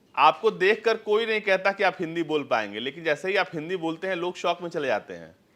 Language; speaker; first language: Hindi; native; Hindi